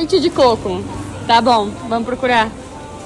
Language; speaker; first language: Portuguese; native; Portuguese